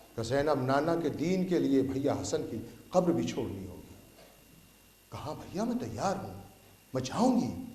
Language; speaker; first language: Urdu; native; Urdu